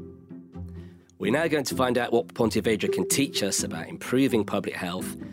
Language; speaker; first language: English; native; English